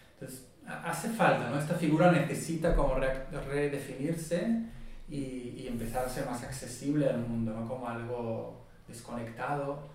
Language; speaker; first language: Spanish; non-native, fluent; Hebrew